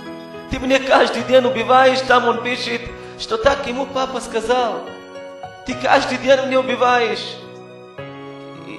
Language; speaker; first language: Russian; non-native, learner; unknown